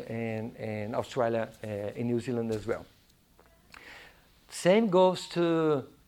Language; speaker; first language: English; non-native, fluent; Portuguese